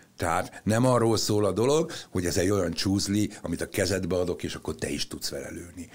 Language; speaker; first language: Hungarian; native; Hungarian